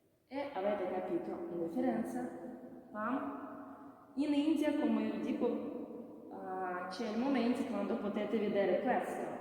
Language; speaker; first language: Italian; non-native, learner; Russian